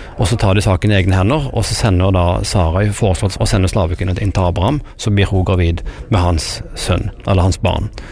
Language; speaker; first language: Norwegian; native; Norwegian